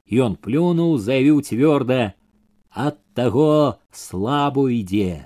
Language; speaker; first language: Belarusian; native; Belarusian